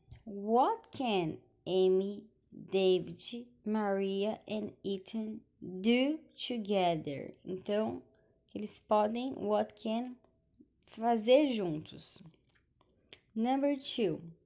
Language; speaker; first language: English; non-native, fluent; Portuguese